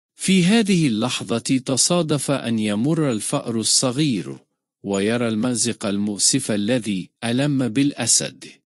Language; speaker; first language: Arabic; non-native, fluent; Turkish